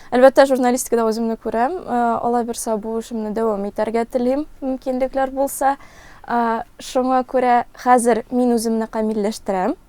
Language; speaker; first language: Tatar; non-native, local second language; Russian